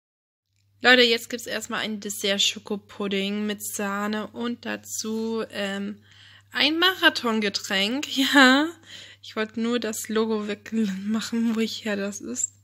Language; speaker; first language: German; native; German